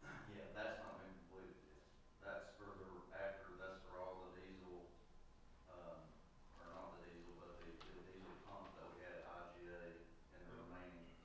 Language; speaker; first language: English; native; English